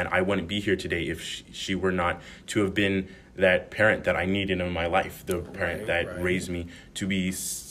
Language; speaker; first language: English; native; English